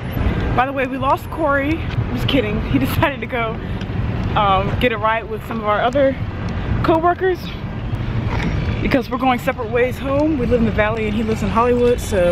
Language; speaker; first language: English; native; English